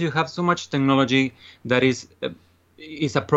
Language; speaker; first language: English; non-native, fluent; Spanish